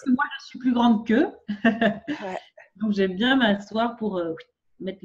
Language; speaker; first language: French; native; French